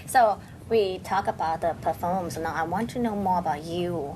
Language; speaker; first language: English; non-native, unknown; Thai